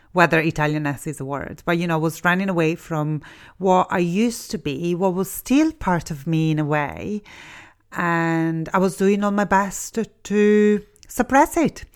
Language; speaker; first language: English; non-native, fluent; Italian